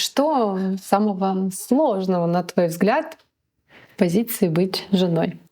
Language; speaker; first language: Russian; native; Russian